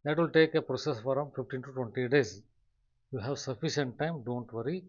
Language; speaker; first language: English; non-native, local second language; Kannada